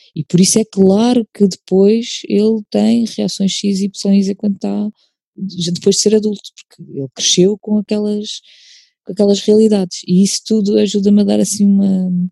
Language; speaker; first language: Portuguese; native; Portuguese